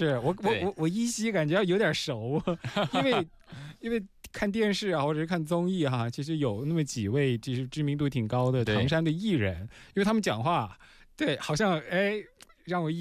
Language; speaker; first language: Chinese; native; Chinese